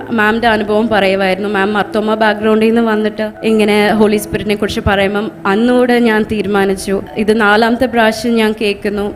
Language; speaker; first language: Malayalam; early bilingual, heritage; Malayalam